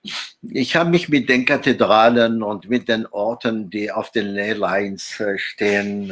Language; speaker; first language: German; non-native, fluent; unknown